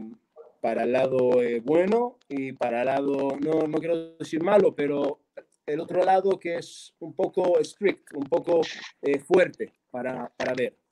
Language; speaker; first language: Spanish; non-native, fluent; Hebrew